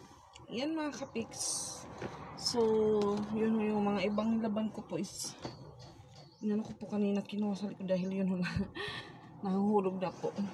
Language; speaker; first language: Filipino; native; Filipino